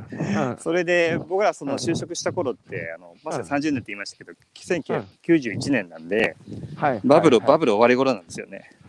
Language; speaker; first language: Japanese; native; Japanese